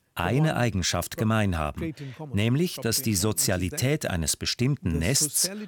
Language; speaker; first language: German; non-native, fluent; Hindi